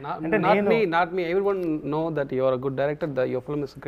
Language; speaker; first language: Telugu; non-native, local second language; Tamil